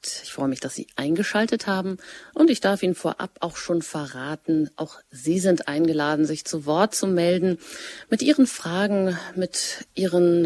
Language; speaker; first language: German; native; German